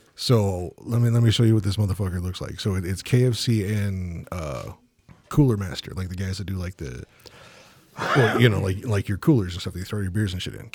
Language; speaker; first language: English; native; English